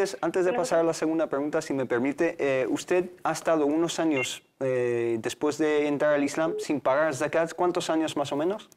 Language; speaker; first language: Spanish; native; Spanish